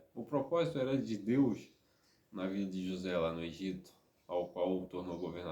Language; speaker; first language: Portuguese; native; Portuguese